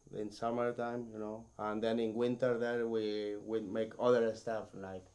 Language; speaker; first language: English; non-native, learner; Spanish